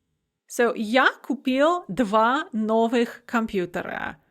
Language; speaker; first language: Russian; non-native, fluent; English